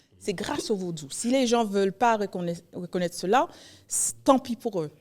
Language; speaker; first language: French; early bilingual, heritage; Haitian Creole